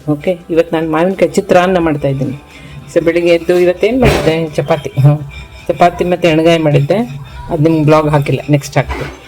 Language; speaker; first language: Kannada; native; Kannada